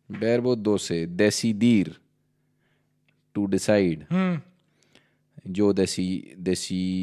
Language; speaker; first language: Spanish; non-native, learner; Hindi